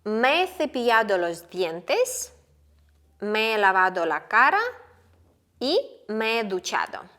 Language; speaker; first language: Spanish; non-native, fluent; Ukrainian